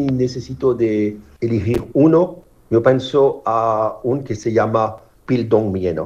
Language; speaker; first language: Spanish; non-native, fluent; French